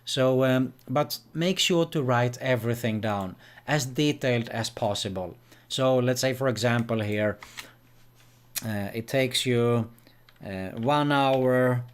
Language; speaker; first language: English; non-native, fluent; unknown